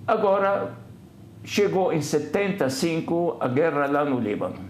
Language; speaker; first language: Portuguese; non-native, fluent; Arabic